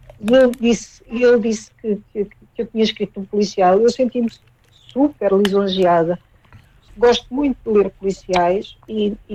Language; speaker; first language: Portuguese; native; Portuguese